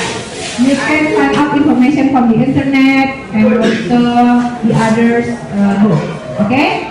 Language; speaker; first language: English; non-native, learner; Indonesian